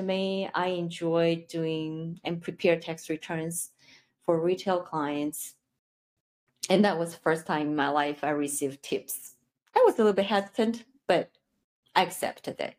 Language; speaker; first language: English; non-native, fluent; Chinese